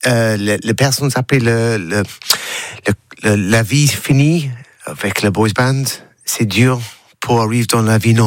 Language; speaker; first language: French; non-native, learner; English